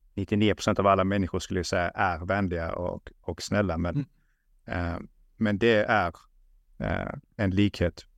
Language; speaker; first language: Swedish; early bilingual, other home language; Russian